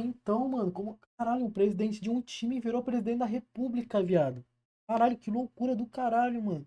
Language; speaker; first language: Portuguese; native; Portuguese